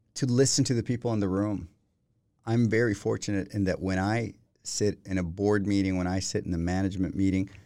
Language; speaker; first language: English; non-native, fluent; Spanish